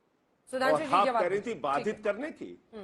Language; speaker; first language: Hindi; native; Hindi